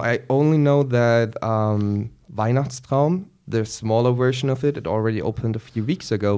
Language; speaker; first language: English; non-native, fluent; German